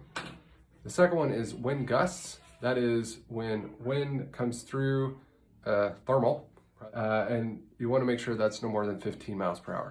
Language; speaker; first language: English; native; English